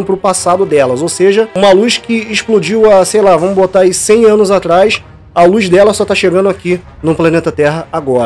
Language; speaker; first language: Portuguese; native; Portuguese